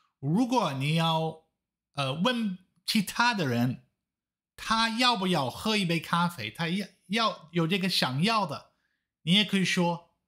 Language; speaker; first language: Chinese; non-native, fluent; Dutch